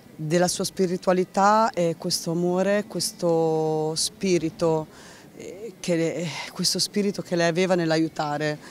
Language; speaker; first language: Italian; native; Italian